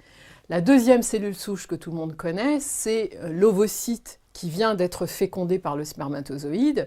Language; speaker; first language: French; native; French